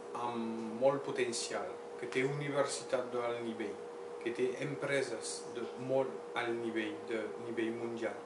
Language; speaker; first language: Catalan; non-native, local second language; French